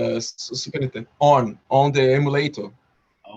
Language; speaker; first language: English; non-native, learner; Portuguese